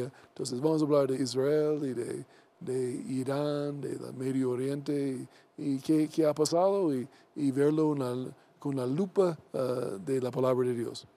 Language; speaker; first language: Spanish; non-native, learner; English